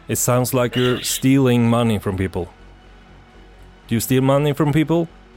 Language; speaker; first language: English; non-native, fluent; Norwegian